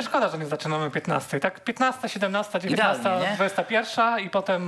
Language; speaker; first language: Polish; native; Polish